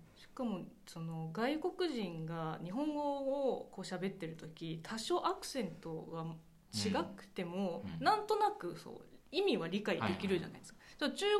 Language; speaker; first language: Japanese; non-native, fluent; Chinese